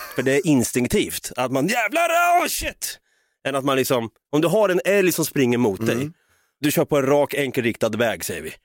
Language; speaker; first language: Swedish; native; Swedish